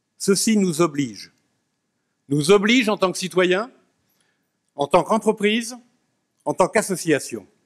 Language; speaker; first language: French; native; French